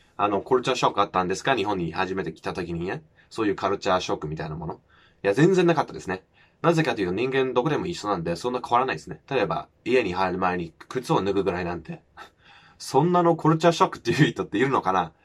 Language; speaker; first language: Japanese; non-native, fluent; English